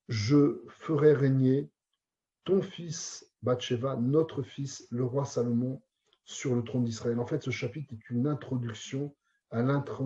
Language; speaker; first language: French; native; French